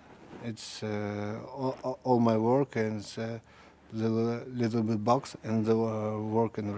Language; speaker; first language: English; non-native, learner; Russian